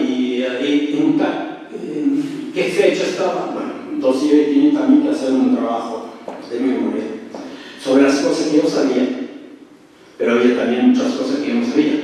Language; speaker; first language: Spanish; early bilingual, heritage; French